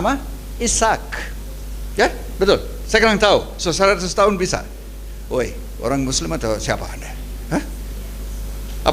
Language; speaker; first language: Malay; non-native, learner; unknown